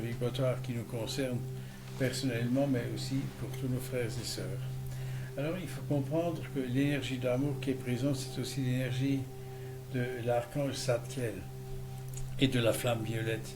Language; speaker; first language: French; native; French